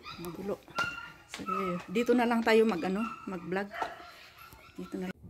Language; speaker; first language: Filipino; non-native, local second language; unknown